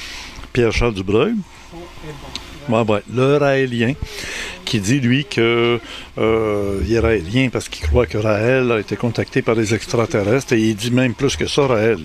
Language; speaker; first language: French; native; French